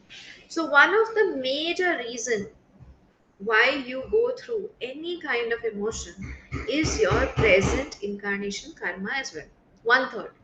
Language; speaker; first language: English; non-native, local second language; Hindi